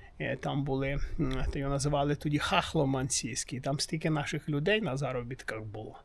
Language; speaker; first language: Ukrainian; native; Ukrainian